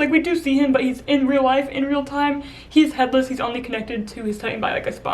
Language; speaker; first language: English; native; English